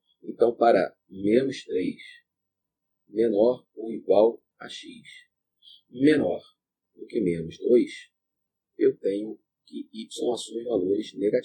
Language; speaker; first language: Portuguese; native; Portuguese